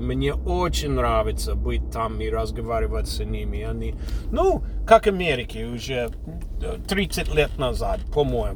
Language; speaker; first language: Russian; non-native, fluent; English